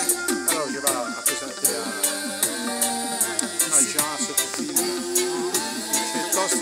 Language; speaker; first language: French; non-native, learner; Italian